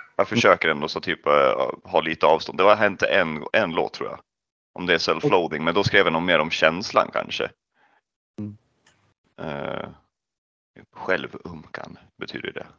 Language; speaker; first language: Swedish; native; Swedish